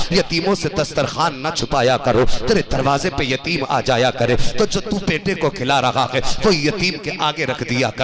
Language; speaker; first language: Urdu; native; Urdu